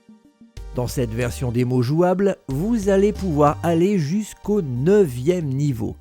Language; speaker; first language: French; native; French